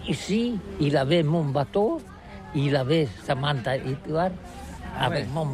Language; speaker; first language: French; non-native, learner; Catalan